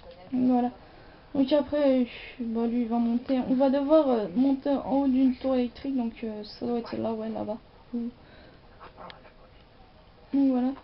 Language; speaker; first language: French; native; French